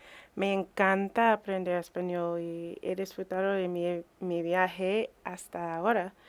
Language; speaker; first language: Spanish; non-native, fluent; English